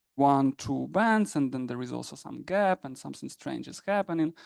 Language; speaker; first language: English; non-native, fluent; Ukrainian